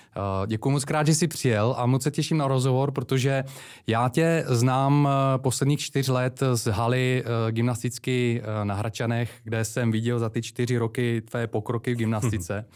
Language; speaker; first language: Czech; native; Czech